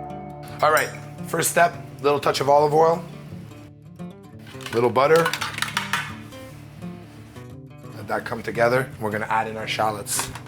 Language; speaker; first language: English; native; English